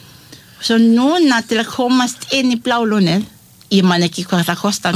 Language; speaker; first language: Icelandic; non-native, learner; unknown